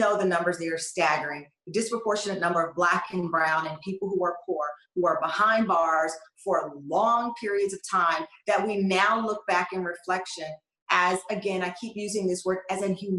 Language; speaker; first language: English; native; English